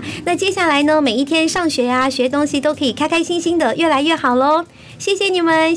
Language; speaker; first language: Chinese; native; Chinese